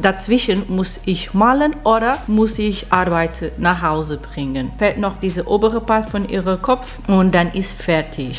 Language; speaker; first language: German; non-native, fluent; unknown